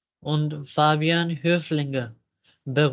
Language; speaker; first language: German; non-native, fluent; Urdu